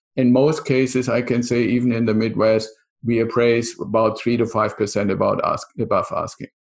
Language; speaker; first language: English; non-native, fluent; German